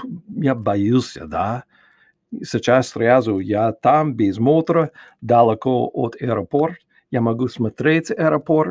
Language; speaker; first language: Russian; non-native, learner; English